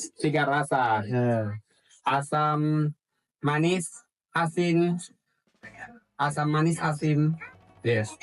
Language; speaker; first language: Indonesian; non-native, fluent; Thai